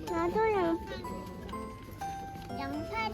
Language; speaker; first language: Korean; early bilingual, heritage; Korean